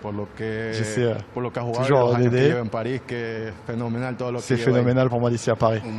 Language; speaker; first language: French; native; French